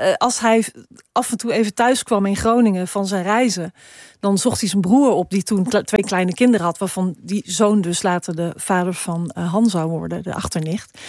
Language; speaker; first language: Dutch; native; Dutch